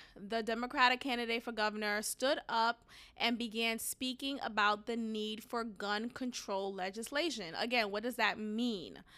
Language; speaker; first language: English; native; English